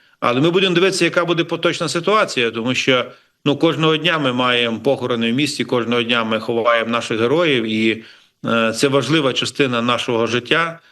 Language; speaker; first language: Ukrainian; native; Ukrainian